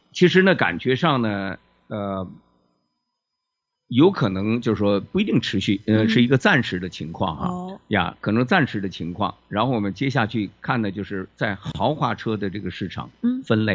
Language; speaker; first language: Chinese; native; Chinese